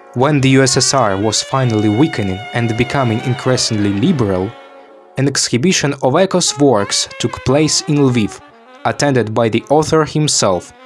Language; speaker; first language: English; non-native, fluent; Ukrainian